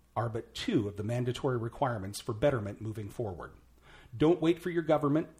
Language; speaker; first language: English; native; English